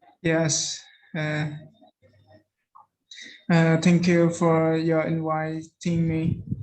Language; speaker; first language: English; non-native, learner; Khmer